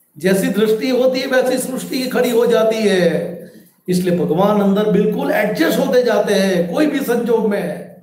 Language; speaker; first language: Hindi; non-native, local second language; Gujarati